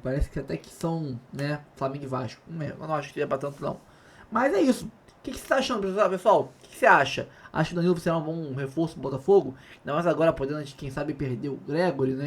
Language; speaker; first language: Portuguese; native; Portuguese